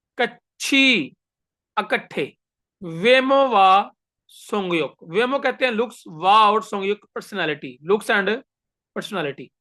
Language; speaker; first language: Urdu; native; Urdu